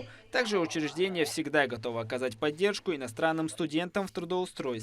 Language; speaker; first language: Russian; native; Russian